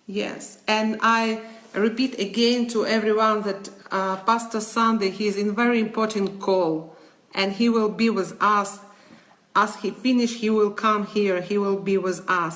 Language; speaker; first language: English; non-native, learner; Ukrainian